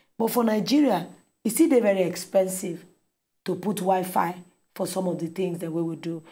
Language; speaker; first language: Nigerian Pidgin; native; Nigerian Pidgin